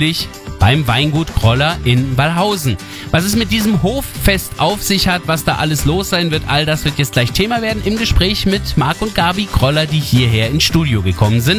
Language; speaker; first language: German; native; German